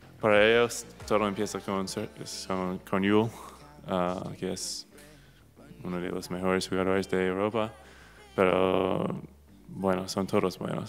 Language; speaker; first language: Spanish; non-native, fluent; English